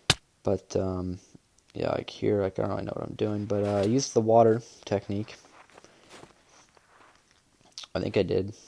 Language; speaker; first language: English; native; English